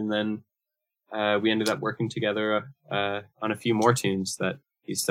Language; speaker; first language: English; native; English